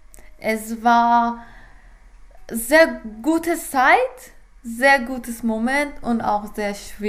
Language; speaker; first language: German; non-native, fluent; Persian